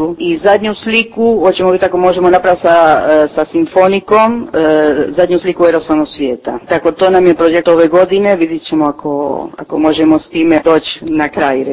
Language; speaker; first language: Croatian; early bilingual, heritage; Croatian